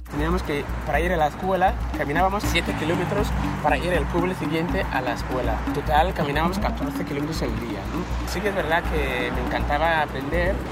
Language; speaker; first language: Spanish; non-native, fluent; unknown